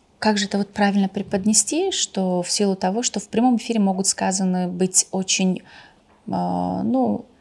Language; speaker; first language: Russian; non-native, local second language; Tajik